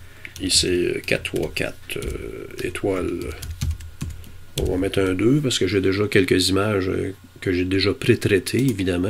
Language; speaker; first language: French; native; French